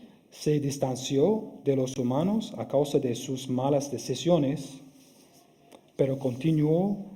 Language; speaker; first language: Spanish; non-native, fluent; English